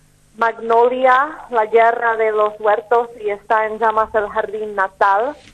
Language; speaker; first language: Spanish; non-native, fluent; English